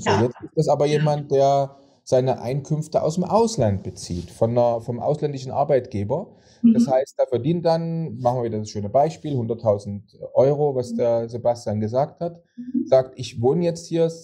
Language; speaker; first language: German; native; German